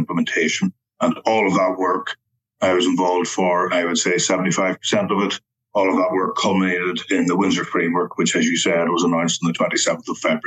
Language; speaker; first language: English; native; English